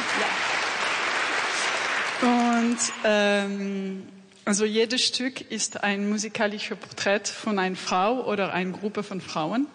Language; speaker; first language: German; non-native, fluent; French